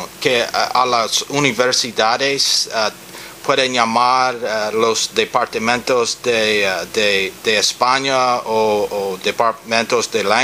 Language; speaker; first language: Spanish; non-native, learner; English